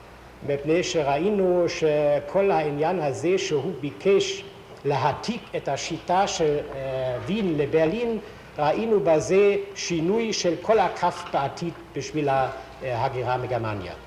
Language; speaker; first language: Hebrew; non-native, fluent; German